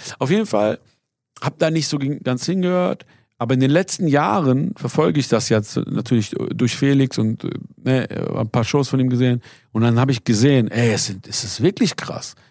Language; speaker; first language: German; early bilingual, other home language; Persian